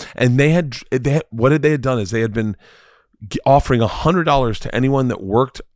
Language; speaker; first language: English; native; English